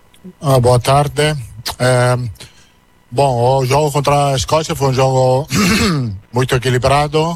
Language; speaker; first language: Portuguese; non-native, learner; Italian